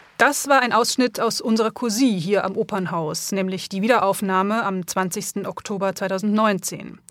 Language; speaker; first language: German; native; German